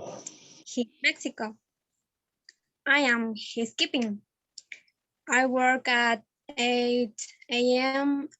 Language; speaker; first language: English; non-native, learner; Spanish